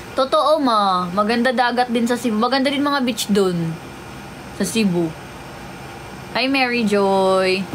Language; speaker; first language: Filipino; non-native, local second language; Waray